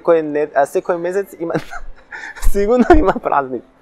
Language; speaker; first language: Macedonian; non-native, learner; Chinese